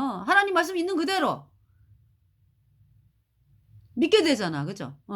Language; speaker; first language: Korean; native; Korean